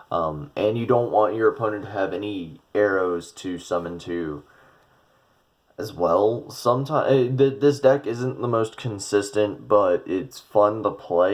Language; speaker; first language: English; native; English